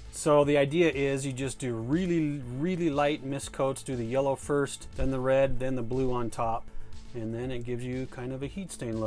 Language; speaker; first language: English; native; English